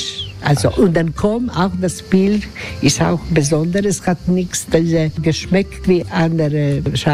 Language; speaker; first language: German; non-native, learner; Croatian